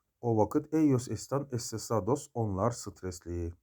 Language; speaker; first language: Spanish; non-native, learner; Turkish